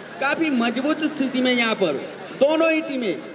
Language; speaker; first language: Hindi; non-native, local second language; Gujarati